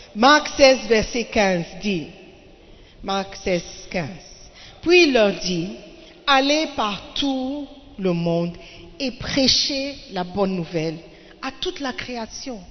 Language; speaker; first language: French; non-native, fluent; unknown